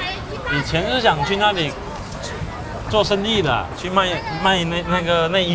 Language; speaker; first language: Chinese; native; Chinese